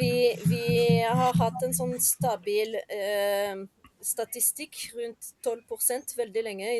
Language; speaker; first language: Norwegian; non-native, fluent; French